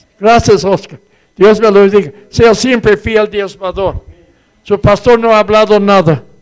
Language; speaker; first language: Spanish; non-native, fluent; English